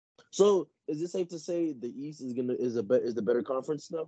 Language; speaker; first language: English; early bilingual, other home language; Spanish